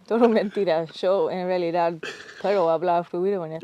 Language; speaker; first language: Spanish; non-native, learner; English